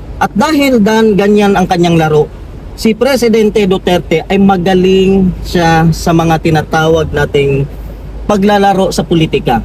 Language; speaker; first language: Filipino; non-native, local second language; Cebuano